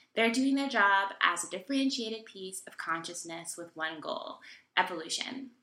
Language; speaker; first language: English; native; English